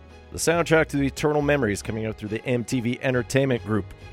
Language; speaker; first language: English; native; English